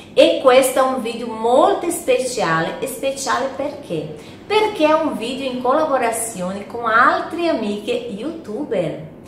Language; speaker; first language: Italian; non-native, fluent; Portuguese